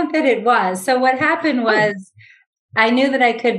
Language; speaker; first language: English; native; English